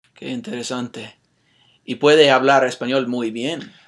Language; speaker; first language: Spanish; non-native, fluent; English